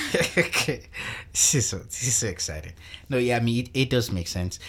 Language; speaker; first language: English; non-native, local second language; Yoruba